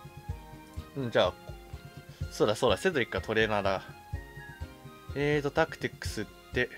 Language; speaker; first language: Japanese; native; Japanese